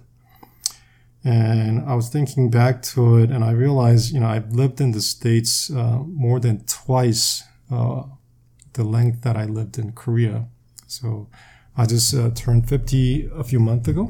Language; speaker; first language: English; non-native, fluent; Korean